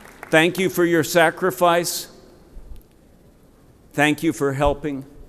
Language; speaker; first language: English; native; English